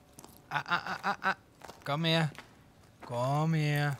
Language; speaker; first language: German; native; German